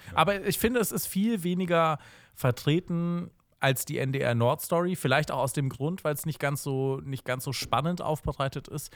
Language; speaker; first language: German; native; German